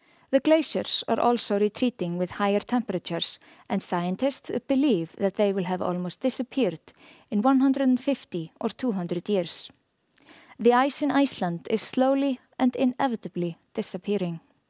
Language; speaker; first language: English; non-native, fluent; Icelandic